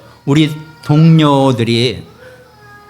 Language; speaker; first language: Korean; native; Korean